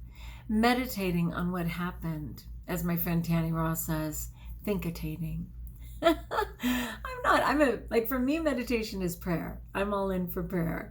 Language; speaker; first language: English; native; English